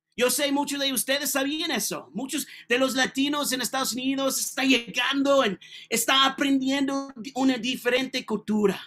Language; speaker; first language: Spanish; non-native, learner; English